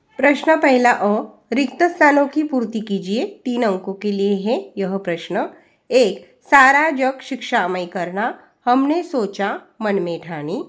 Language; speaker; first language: Hindi; non-native, local second language; Marathi